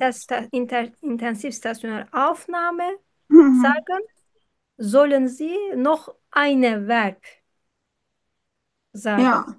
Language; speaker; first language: German; non-native, fluent; Turkish